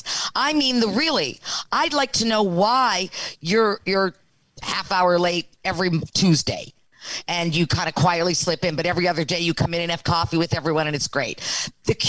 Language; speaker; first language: English; native; English